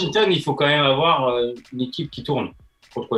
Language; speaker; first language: French; native; French